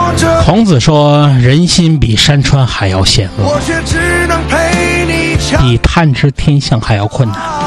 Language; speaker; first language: Chinese; native; Chinese